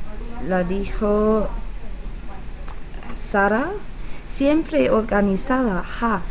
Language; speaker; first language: Spanish; non-native, learner; English